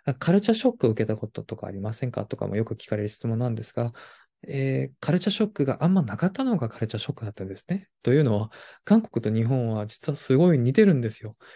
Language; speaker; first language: Japanese; non-native, fluent; Korean